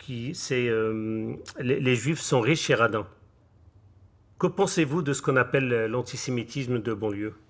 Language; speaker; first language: French; native; French